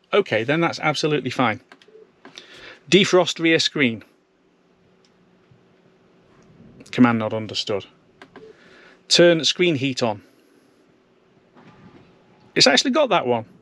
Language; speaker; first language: English; native; English